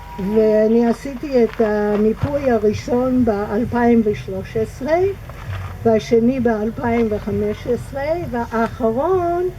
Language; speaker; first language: Hebrew; non-native, fluent; English